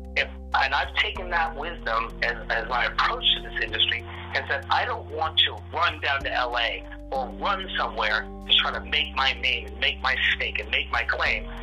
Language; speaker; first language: English; native; English